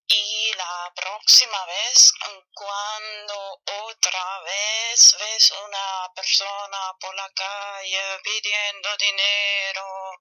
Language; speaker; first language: Spanish; non-native, fluent; German